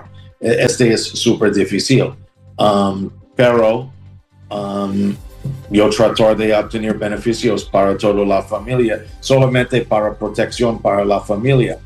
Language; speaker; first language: Spanish; non-native, learner; English